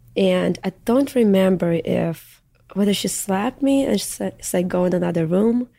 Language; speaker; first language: English; early bilingual, other home language; Russian